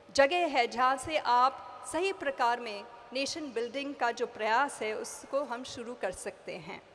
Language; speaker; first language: Hindi; native; Hindi